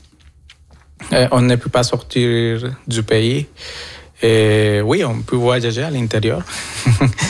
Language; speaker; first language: French; non-native, fluent; Spanish